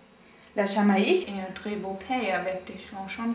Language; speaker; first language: French; non-native, learner; German